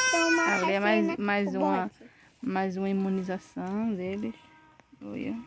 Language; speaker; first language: Portuguese; native; Portuguese